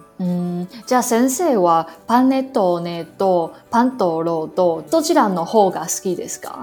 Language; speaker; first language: Japanese; non-native, learner; Chinese